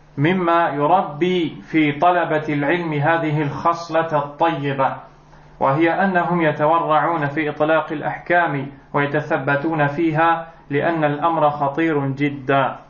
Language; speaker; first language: Arabic; non-native, fluent; French